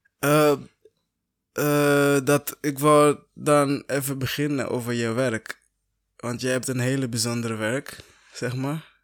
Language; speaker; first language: Dutch; non-native, fluent; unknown